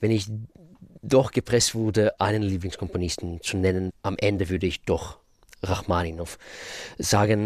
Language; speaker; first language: German; non-native, fluent; Russian